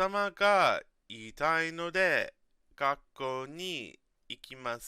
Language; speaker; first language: Japanese; non-native, learner; English